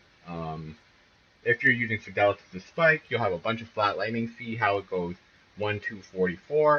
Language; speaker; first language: English; native; English